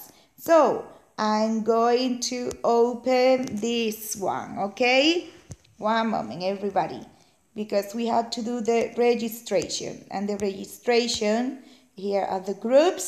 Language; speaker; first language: English; non-native, fluent; Spanish